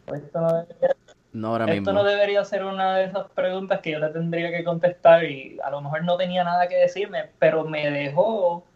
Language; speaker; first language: Spanish; native; Spanish